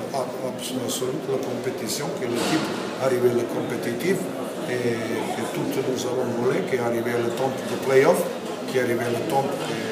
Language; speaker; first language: French; non-native, learner; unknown